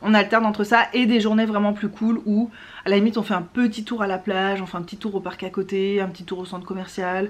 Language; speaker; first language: French; native; French